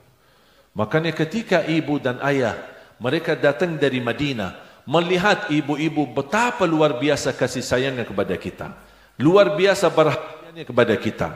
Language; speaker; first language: Indonesian; non-native, fluent; Arabic